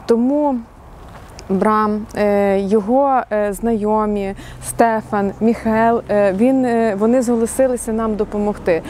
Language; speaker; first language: Ukrainian; native; Ukrainian